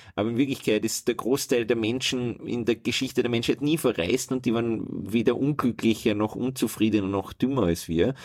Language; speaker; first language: German; native; German